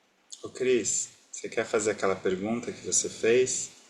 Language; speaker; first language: Portuguese; native; Portuguese